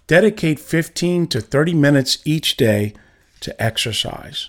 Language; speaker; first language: English; native; English